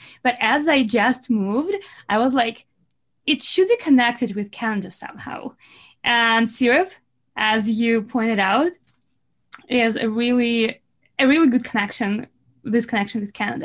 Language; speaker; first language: English; non-native, fluent; Russian